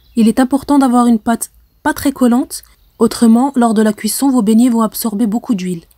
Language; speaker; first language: French; non-native, local second language; Arabic